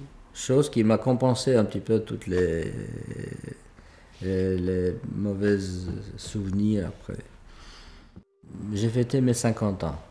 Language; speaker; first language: French; non-native, fluent; Albanian